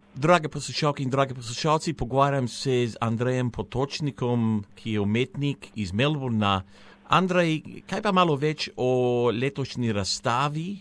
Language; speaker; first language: Slovenian; native; Slovenian